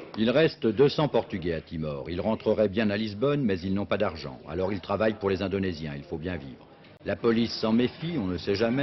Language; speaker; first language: French; native; French